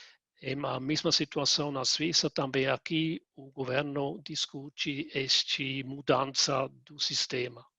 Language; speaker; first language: Portuguese; non-native, fluent; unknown